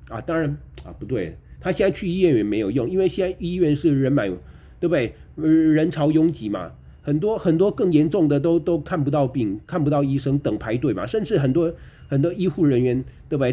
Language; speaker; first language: Chinese; native; Chinese